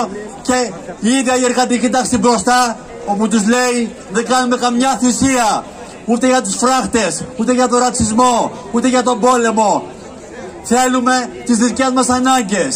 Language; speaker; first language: Greek; native; Greek